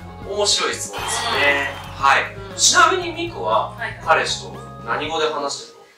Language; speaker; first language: Japanese; native; Japanese